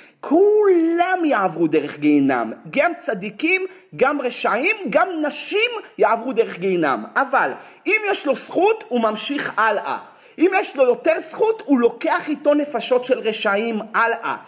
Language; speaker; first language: Hebrew; native; Hebrew